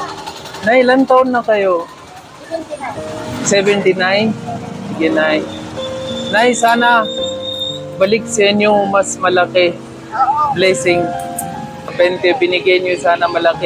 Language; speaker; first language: Filipino; non-native, learner; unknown